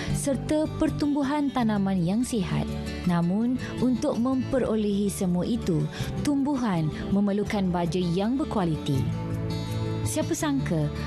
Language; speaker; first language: Malay; native; Malay